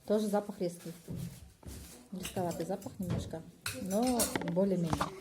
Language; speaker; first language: Russian; non-native, local second language; Kyrgyz